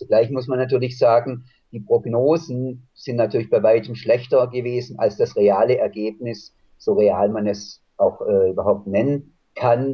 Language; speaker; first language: German; native; German